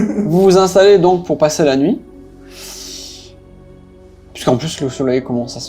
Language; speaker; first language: French; native; French